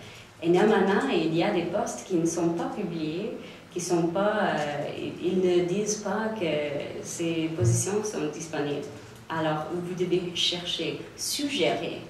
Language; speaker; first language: French; non-native, local second language; English